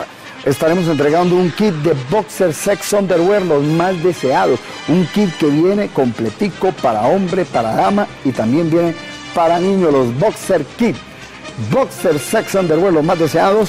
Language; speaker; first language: Spanish; native; Spanish